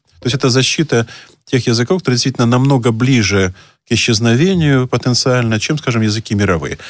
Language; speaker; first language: Russian; native; Russian